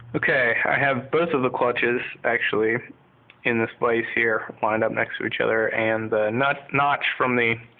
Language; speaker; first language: English; native; English